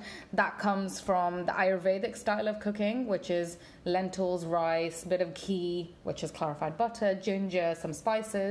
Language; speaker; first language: English; native; English